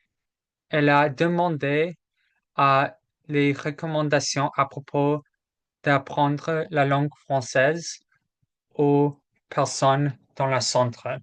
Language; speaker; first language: French; non-native, learner; English